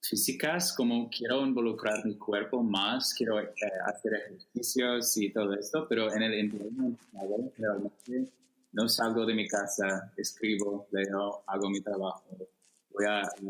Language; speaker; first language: Spanish; non-native, fluent; English